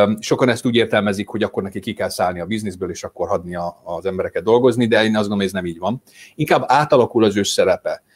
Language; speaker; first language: Hungarian; early bilingual, heritage; English